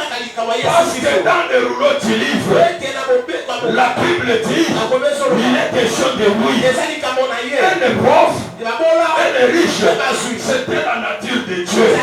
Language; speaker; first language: French; non-native, local second language; Lingala